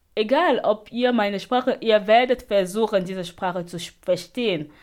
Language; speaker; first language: German; non-native, fluent; Basaa